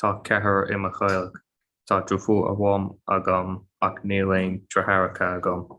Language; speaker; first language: Irish; non-native, local second language; English